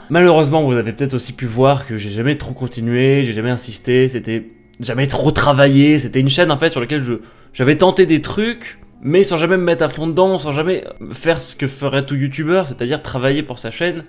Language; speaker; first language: French; native; French